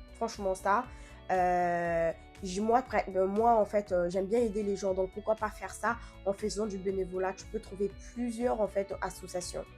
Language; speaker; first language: French; non-native, fluent; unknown